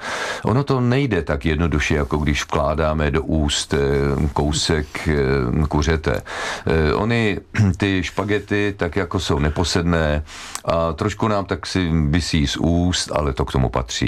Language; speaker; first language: Czech; native; Czech